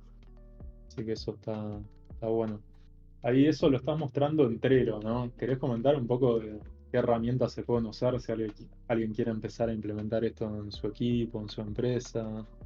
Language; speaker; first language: Spanish; native; Spanish